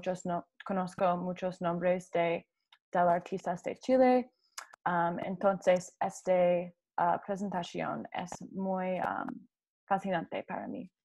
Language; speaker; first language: Spanish; non-native, learner; English